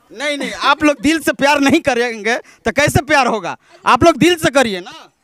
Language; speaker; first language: Hindi; native; Hindi